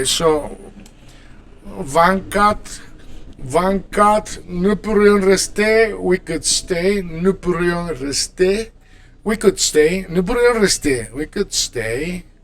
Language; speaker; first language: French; non-native, fluent; Spanish